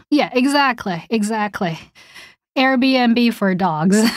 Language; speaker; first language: English; non-native, fluent; Chinese